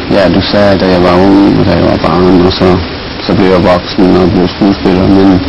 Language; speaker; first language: Danish; early bilingual, heritage; English